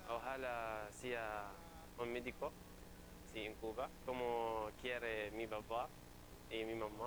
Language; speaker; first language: Spanish; non-native, learner; Arabic